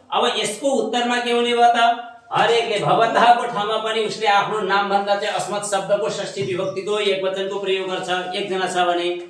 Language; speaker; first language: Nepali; native; Nepali